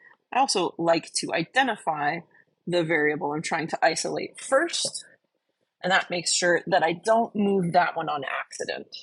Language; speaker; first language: English; native; English